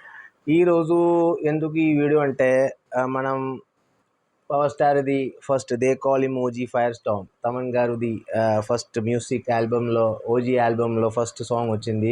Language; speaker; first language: Telugu; non-native, learner; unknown